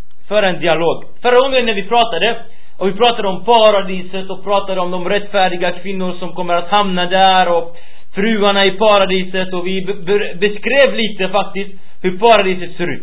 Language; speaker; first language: Swedish; early bilingual, other home language; Arabic